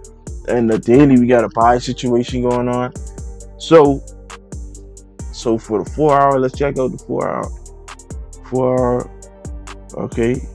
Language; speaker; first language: English; native; English